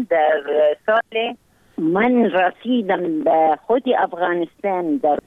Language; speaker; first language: Persian; non-native, fluent; Arabic